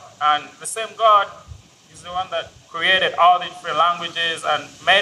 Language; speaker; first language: English; non-native, local second language; Ganda